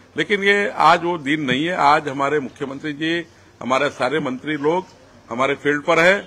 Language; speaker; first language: Hindi; non-native, local second language; Marathi